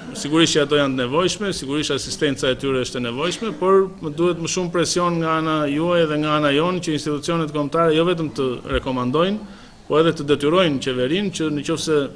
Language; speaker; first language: Albanian; native; Albanian